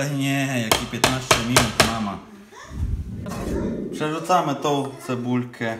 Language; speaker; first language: Polish; non-native, fluent; Ukrainian